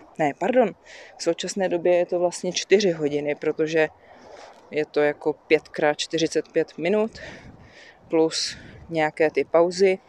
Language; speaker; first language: Czech; native; Czech